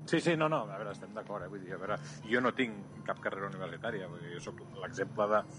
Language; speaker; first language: Catalan; native; Catalan